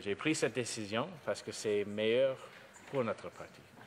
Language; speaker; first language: French; non-native, learner; English